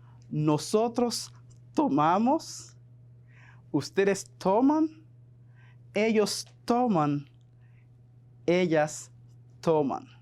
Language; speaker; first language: Spanish; non-native, fluent; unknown